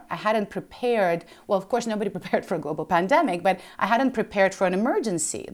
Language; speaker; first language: English; early bilingual, other home language; Ukrainian